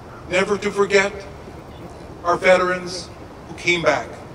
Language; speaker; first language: English; native; English